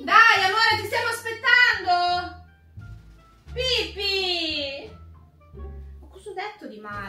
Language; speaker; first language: Italian; native; Italian